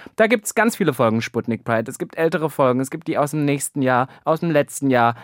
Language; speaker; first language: German; native; German